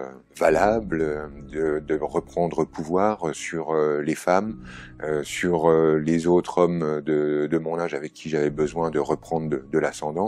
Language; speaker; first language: French; native; French